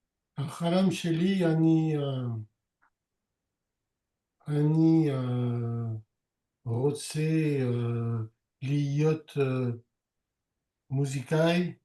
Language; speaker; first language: Hebrew; non-native, learner; French